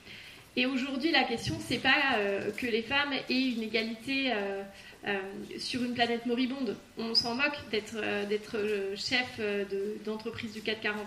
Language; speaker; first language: French; native; French